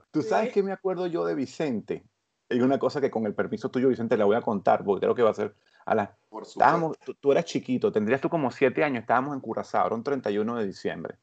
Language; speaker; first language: Spanish; native; Spanish